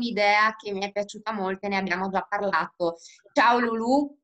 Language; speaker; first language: Italian; native; Italian